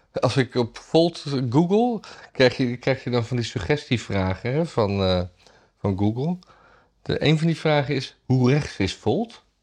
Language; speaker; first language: Dutch; native; Dutch